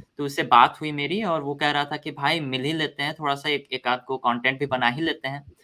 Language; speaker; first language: Hindi; early bilingual, other home language; Korean